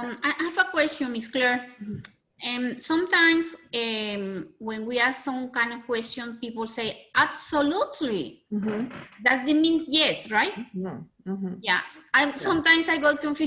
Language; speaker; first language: English; non-native, learner; Spanish